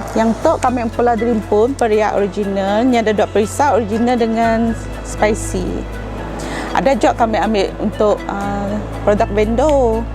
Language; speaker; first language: Malay; non-native, local second language; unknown